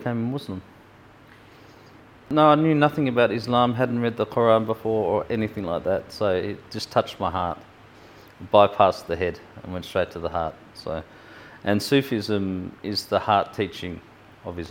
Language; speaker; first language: English; native; English